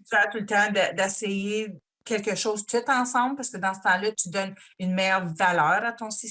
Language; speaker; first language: French; native; French